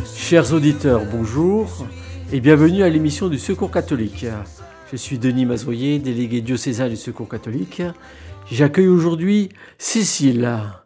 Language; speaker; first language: French; native; French